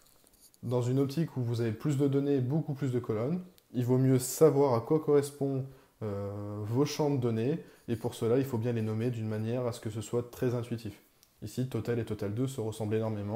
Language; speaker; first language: French; native; French